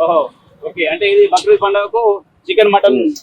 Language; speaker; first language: Telugu; native; Telugu